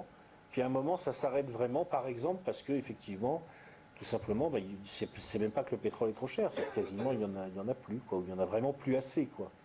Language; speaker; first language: French; native; French